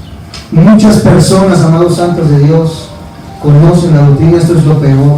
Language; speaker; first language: Spanish; native; Spanish